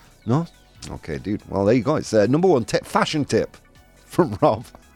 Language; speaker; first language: English; native; English